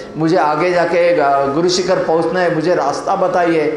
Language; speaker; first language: Hindi; non-native, local second language; Marathi